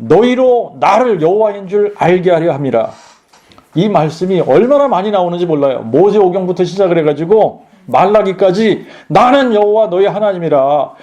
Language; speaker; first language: Korean; native; Korean